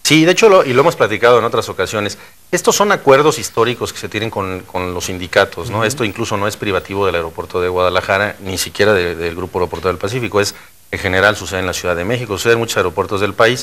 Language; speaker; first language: Spanish; native; Spanish